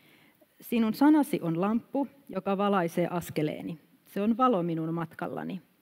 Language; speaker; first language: Finnish; native; Finnish